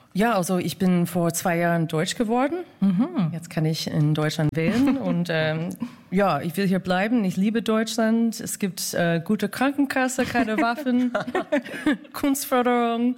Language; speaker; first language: German; non-native, fluent; English